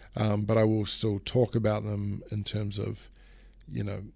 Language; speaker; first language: English; native; English